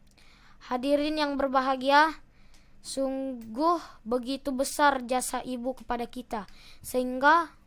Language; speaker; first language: Indonesian; native; Indonesian